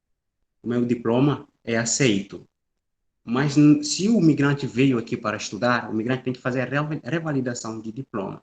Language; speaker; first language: Portuguese; non-native, local second language; Upper Guinea Crioulo